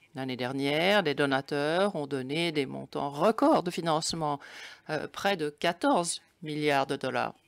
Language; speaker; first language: French; non-native, fluent; German